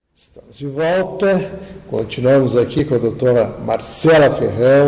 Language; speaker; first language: Portuguese; native; Portuguese